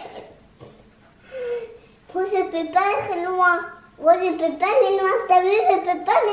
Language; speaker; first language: French; native; French